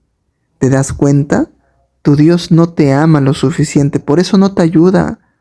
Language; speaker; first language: Spanish; native; Spanish